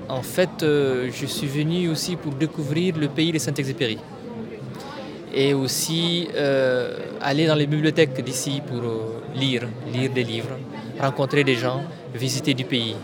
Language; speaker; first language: French; non-native, local second language; Tamasheq